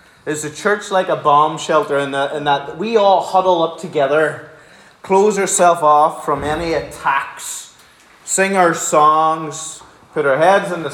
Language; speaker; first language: English; native; English